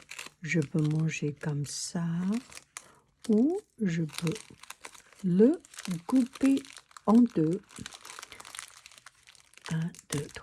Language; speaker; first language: French; non-native, learner; Chinese